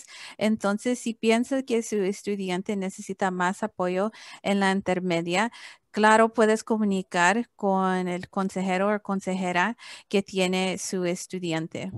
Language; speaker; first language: Spanish; early bilingual, heritage; English